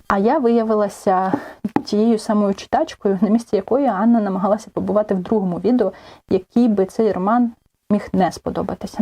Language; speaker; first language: Ukrainian; native; Ukrainian